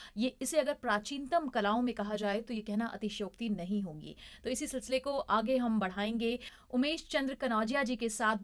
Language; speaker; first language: Hindi; native; Hindi